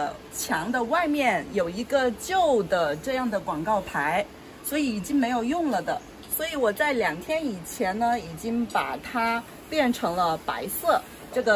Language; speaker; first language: Chinese; non-native, local second language; Yao